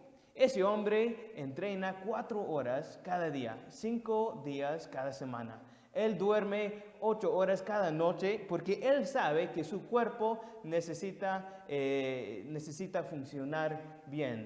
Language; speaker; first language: Spanish; non-native, fluent; English